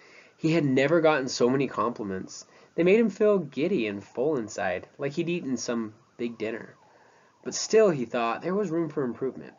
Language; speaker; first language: English; native; English